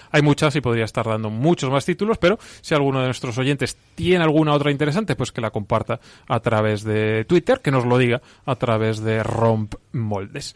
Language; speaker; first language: Spanish; native; Spanish